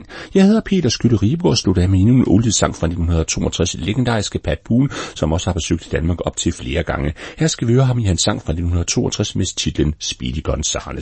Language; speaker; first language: Danish; native; Danish